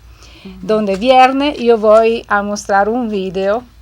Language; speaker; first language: Spanish; non-native, fluent; Italian